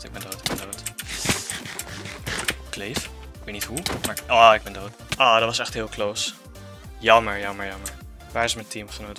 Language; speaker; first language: Dutch; native; Dutch